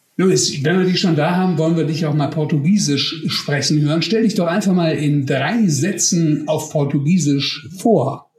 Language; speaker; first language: German; native; German